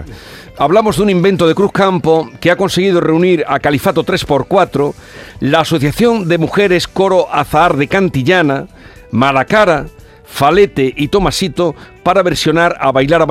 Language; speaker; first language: Spanish; native; Spanish